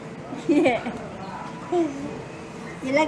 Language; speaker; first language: English; non-native, learner; Burmese